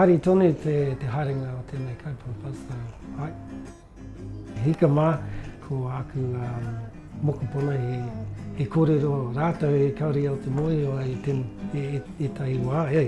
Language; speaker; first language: Māori; non-native, local second language; English